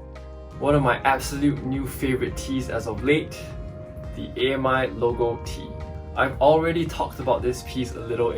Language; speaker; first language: English; native; English